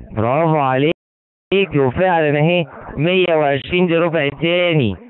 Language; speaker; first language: Arabic; native; Arabic